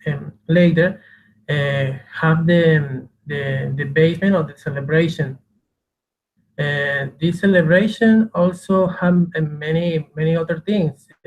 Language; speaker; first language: English; non-native, learner; Spanish